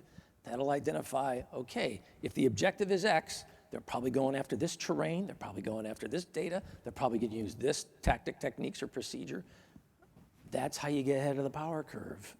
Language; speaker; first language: English; native; English